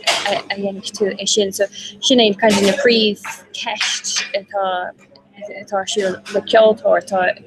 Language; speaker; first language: Irish; non-native, local second language; English